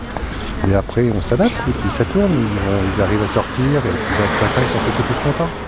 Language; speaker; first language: French; native; French